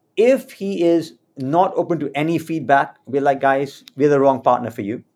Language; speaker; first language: English; native; English